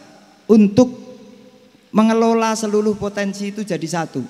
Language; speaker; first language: Indonesian; native; Indonesian